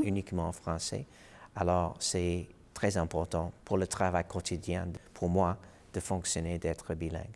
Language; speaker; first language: French; non-native, fluent; English